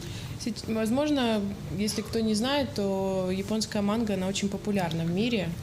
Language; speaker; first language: Russian; native; Russian